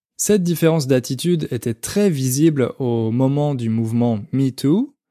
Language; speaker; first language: French; native; French